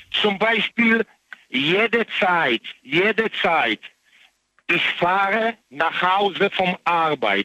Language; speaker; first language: German; non-native, learner; Polish